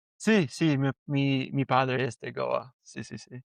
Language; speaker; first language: Spanish; non-native, learner; English